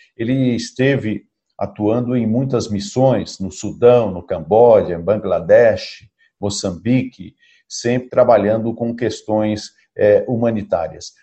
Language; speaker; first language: Portuguese; native; Portuguese